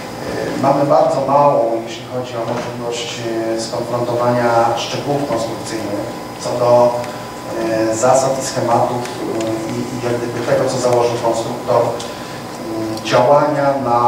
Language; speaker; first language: Polish; native; Polish